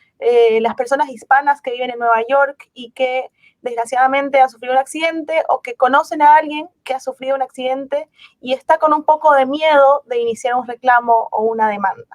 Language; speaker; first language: Spanish; native; Spanish